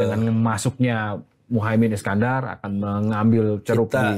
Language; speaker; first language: Indonesian; native; Indonesian